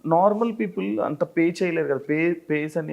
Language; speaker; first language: Telugu; native; Telugu